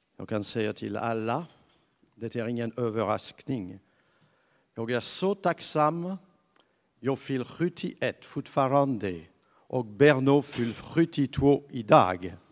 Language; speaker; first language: Swedish; non-native, fluent; French